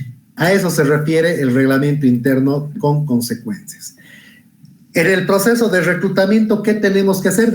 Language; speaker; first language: Spanish; native; Spanish